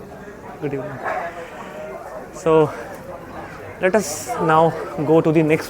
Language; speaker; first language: English; non-native, local second language; Hindi